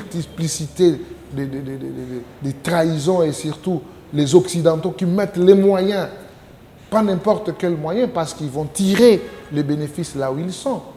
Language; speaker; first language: French; non-native, local second language; Lingala